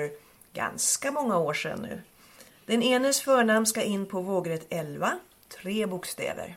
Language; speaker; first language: Swedish; native; Swedish